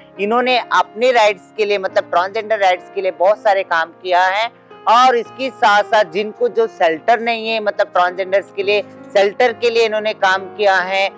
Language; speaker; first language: Hindi; native; Hindi